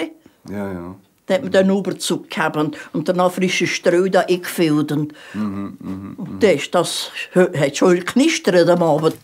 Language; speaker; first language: German; native; German